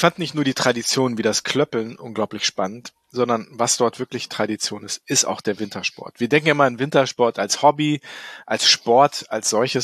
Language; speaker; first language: German; native; German